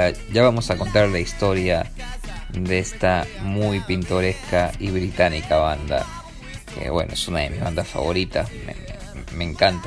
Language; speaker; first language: Spanish; native; Spanish